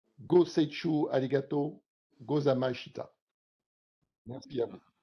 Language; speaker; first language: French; native; French